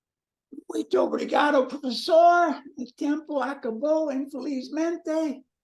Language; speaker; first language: Portuguese; non-native, learner; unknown